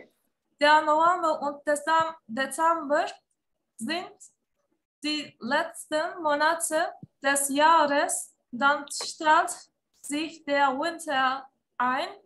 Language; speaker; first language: German; non-native, learner; Turkish